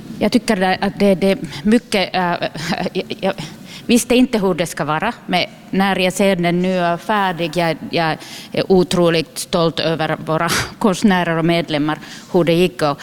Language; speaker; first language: Swedish; non-native, local second language; Finnish